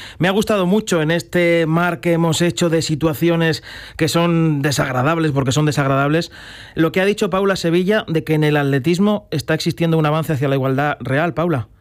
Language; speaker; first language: Spanish; native; Spanish